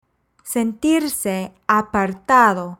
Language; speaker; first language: Spanish; non-native, fluent; English